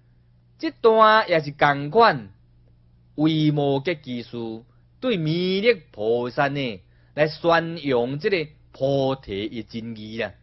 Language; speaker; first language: Chinese; non-native, local second language; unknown